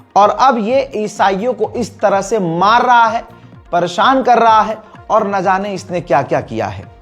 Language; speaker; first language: Hindi; native; Hindi